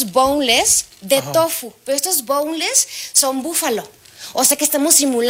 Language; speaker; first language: Spanish; native; Spanish